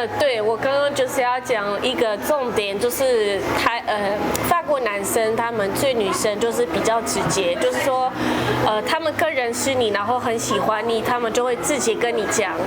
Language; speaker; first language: Chinese; non-native, fluent; French